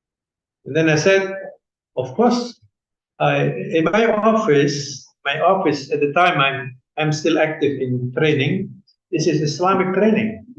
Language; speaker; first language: English; non-native, fluent; Indonesian